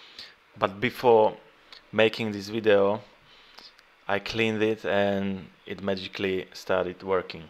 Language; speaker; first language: English; non-native, fluent; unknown